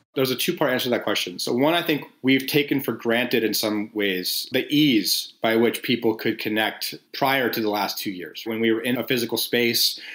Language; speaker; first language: English; native; English